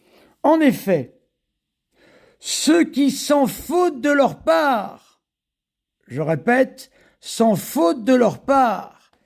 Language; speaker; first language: French; native; French